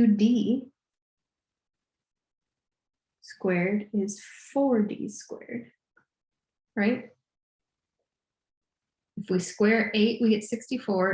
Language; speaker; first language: English; native; English